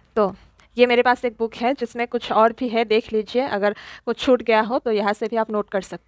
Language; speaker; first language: Hindi; non-native, local second language; Assamese